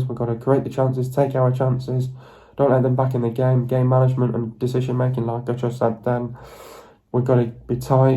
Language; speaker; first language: English; native; English